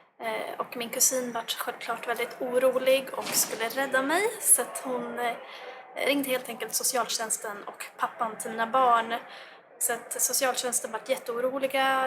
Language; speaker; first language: Swedish; native; Swedish